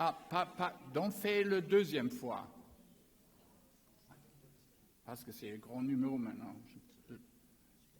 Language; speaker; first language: French; non-native, learner; German